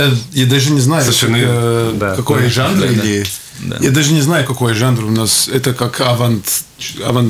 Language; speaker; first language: Russian; non-native, local second language; Latvian